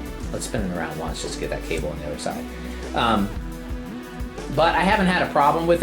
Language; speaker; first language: English; native; English